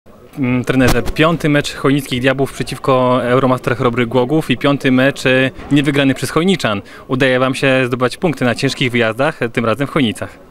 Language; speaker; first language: Polish; native; Polish